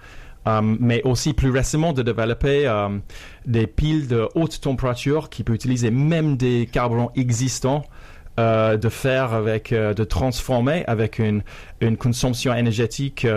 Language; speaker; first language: French; non-native, fluent; English